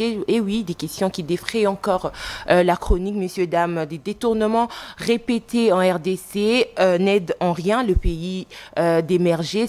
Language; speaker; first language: French; non-native, local second language; Lingala